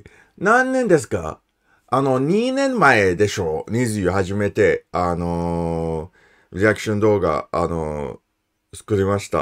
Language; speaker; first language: Japanese; non-native, learner; English